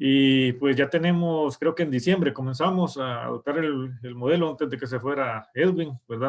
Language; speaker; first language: Spanish; native; Spanish